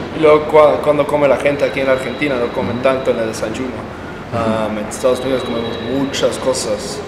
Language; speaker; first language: Spanish; early bilingual, heritage; Spanish